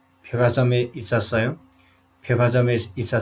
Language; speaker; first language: Korean; non-native, fluent; Nepali